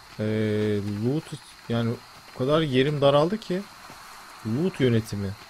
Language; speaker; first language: Turkish; native; Turkish